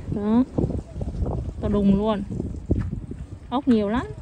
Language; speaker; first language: Vietnamese; native; Vietnamese